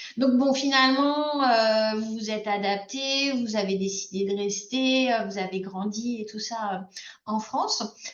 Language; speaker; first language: French; native; French